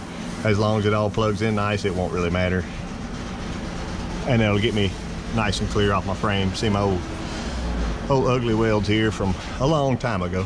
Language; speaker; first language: English; native; English